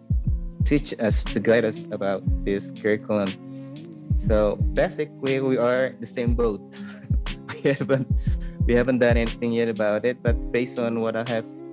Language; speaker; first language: English; non-native, fluent; Indonesian